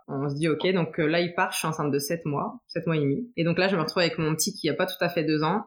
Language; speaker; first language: French; native; French